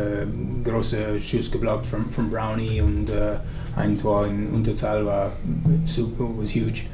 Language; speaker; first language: German; non-native, learner; English